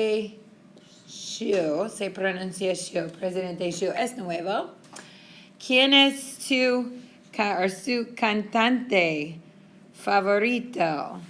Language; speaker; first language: Spanish; non-native, fluent; English